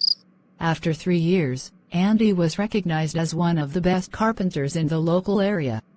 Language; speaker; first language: English; non-native, learner; Khmer